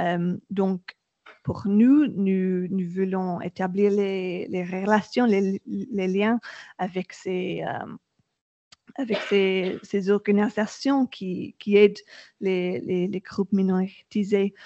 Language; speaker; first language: French; non-native, learner; English